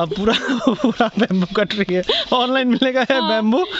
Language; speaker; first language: Hindi; non-native, local second language; Assamese